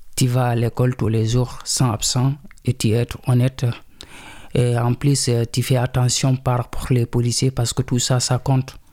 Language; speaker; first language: French; non-native, local second language; Wolof